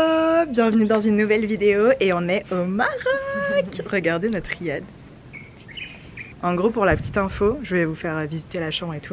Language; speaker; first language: French; native; French